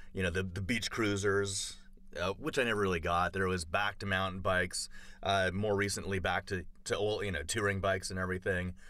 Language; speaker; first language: English; native; English